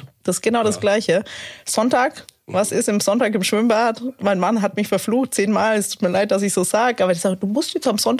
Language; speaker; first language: German; native; German